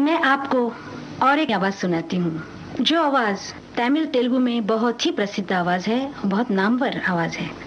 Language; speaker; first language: Hindi; non-native, local second language; Marathi